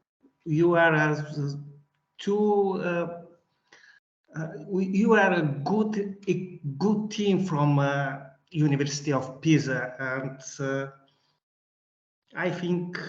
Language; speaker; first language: English; non-native, learner; Bulgarian